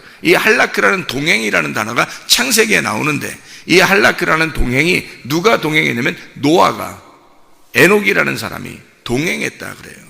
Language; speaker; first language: Korean; native; Korean